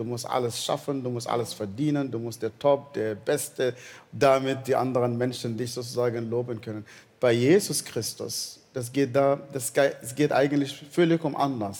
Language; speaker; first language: German; non-native, fluent; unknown